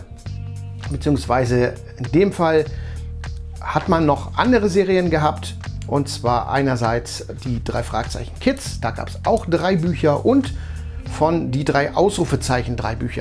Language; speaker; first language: German; native; German